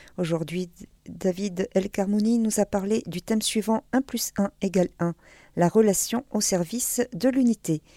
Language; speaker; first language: French; native; French